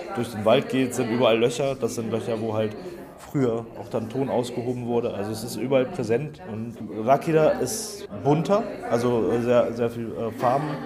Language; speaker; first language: German; native; German